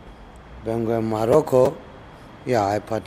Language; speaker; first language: Spanish; non-native, learner; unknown